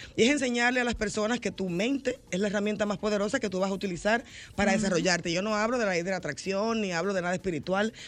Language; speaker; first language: Spanish; native; Spanish